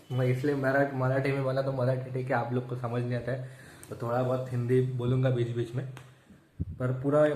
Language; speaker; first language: Hindi; non-native, local second language; Marathi